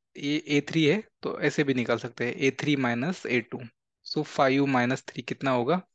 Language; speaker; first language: Hindi; non-native, local second language; Marathi